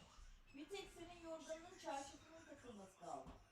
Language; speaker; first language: Turkish; native; Turkish